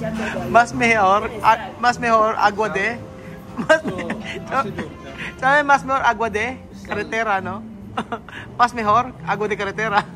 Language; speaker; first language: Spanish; non-native, learner; Filipino